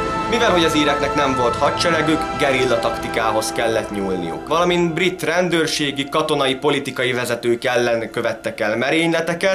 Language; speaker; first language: Hungarian; native; Hungarian